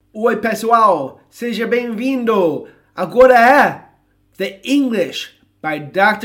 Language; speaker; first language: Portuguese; non-native, fluent; English